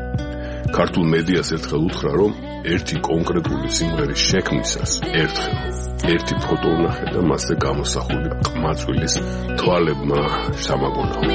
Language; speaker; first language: Georgian; native; Georgian